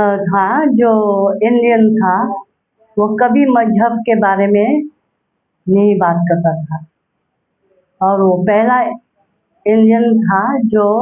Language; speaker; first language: Hindi; early bilingual, heritage; Hindi